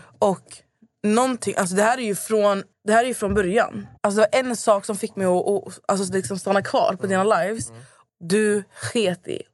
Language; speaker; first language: Swedish; native; Swedish